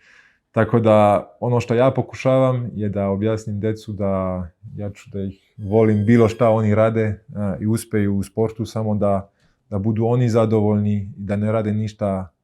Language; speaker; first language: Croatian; early bilingual, heritage; Croatian